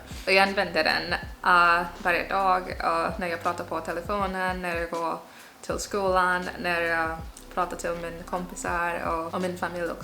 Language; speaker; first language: Swedish; non-native, learner; English